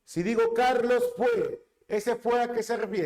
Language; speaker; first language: Spanish; native; Spanish